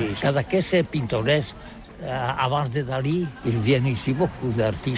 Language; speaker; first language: French; non-native, learner; Catalan